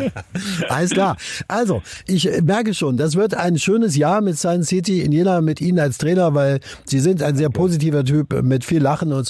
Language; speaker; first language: German; native; German